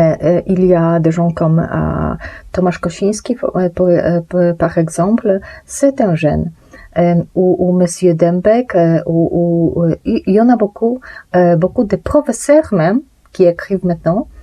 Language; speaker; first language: French; non-native, fluent; Polish